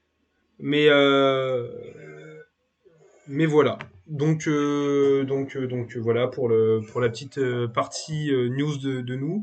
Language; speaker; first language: French; native; French